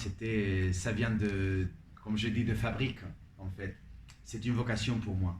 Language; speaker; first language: French; non-native, fluent; Spanish